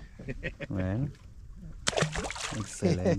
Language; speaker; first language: Spanish; native; Spanish